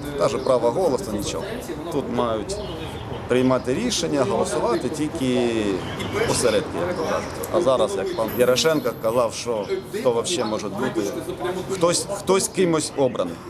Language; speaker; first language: Ukrainian; native; Ukrainian